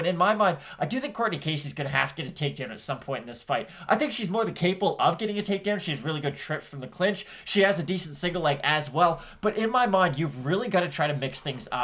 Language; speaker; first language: English; native; English